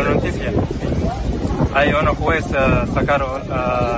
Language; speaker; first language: Spanish; non-native, learner; Arabic